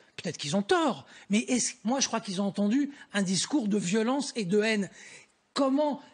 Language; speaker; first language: French; native; French